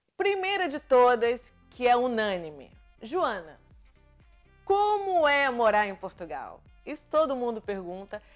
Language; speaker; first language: Portuguese; native; Portuguese